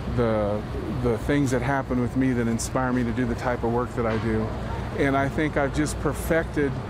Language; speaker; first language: English; native; English